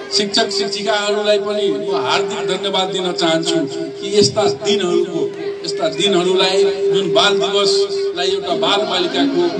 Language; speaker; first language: Nepali; non-native, local second language; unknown